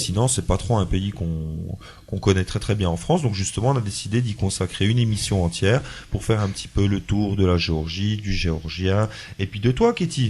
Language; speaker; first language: French; native; French